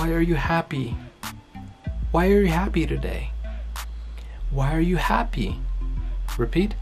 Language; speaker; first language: English; non-native, fluent; Portuguese